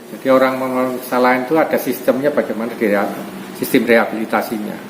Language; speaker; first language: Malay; non-native, local second language; Javanese